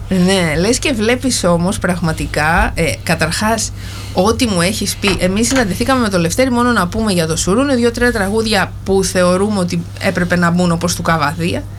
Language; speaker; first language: Greek; native; Greek